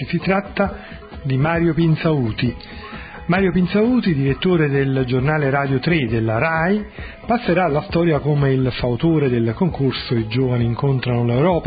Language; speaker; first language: Italian; native; Italian